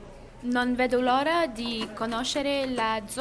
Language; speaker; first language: Italian; non-native, learner; English